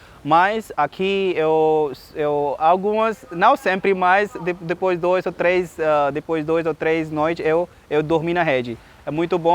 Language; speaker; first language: Portuguese; non-native, learner; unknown